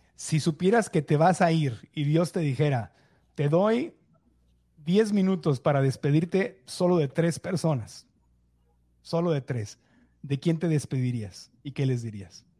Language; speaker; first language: Spanish; native; Spanish